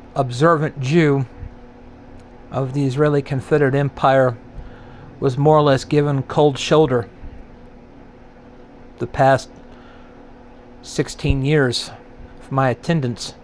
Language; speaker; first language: English; native; English